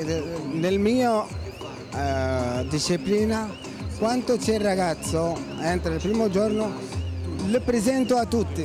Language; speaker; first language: Italian; non-native, fluent; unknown